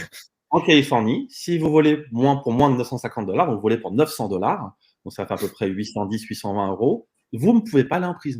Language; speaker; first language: French; native; French